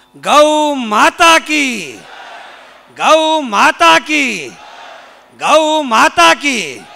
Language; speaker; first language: Hindi; native; Hindi